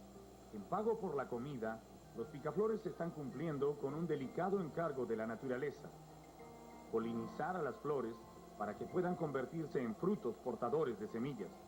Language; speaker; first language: Spanish; native; Spanish